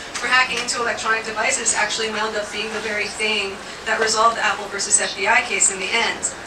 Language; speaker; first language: English; native; English